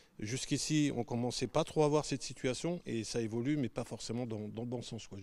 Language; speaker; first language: French; native; French